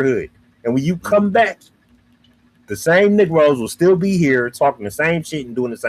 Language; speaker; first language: English; native; English